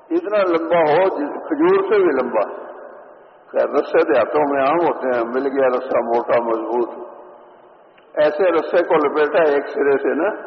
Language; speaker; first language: Urdu; native; Urdu